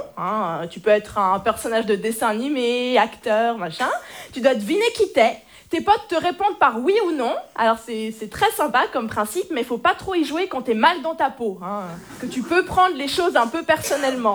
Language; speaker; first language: French; native; French